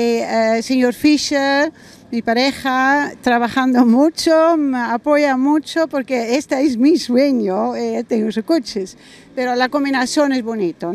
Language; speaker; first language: Spanish; non-native, learner; German